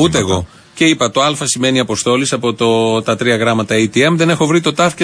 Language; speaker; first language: Greek; native; Greek